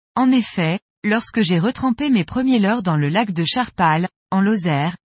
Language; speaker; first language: French; native; French